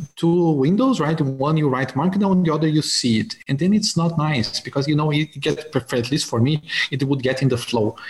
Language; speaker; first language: English; non-native, fluent; Portuguese